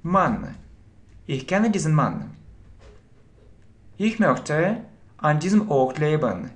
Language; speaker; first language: German; non-native, fluent; Russian